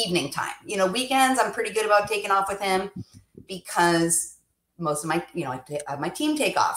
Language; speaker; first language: English; native; English